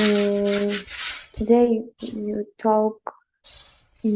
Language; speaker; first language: English; non-native, learner; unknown